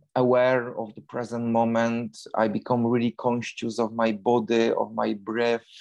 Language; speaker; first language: English; non-native, fluent; Polish